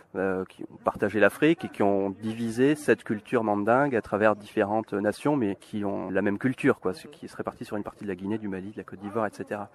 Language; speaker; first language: French; native; French